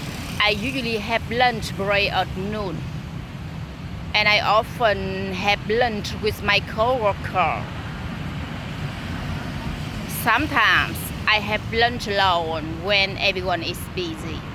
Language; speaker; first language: English; non-native, learner; Vietnamese